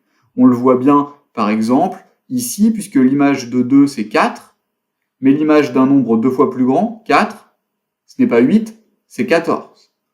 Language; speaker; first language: French; native; French